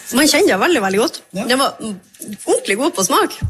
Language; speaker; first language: Norwegian; native; Norwegian